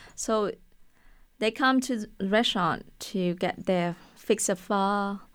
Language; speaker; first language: English; non-native, fluent; Vietnamese